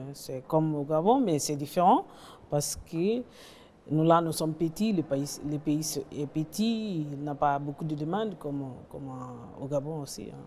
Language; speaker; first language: French; non-native, learner; Portuguese